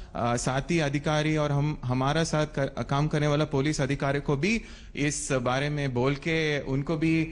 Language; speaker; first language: Hindi; non-native, local second language; Kannada